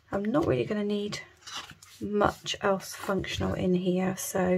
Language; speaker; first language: English; native; English